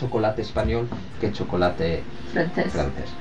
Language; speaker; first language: Spanish; non-native, learner; Chinese